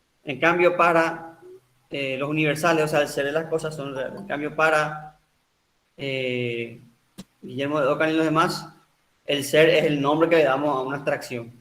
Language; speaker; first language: Spanish; native; Spanish